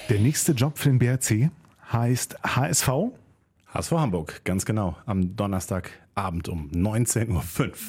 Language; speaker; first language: German; native; German